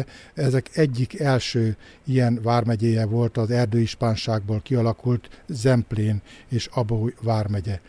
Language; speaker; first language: Hungarian; native; Hungarian